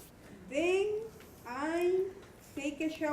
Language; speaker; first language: English; non-native, learner; Spanish